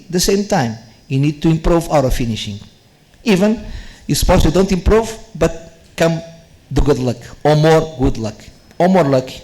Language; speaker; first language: English; non-native, learner; Portuguese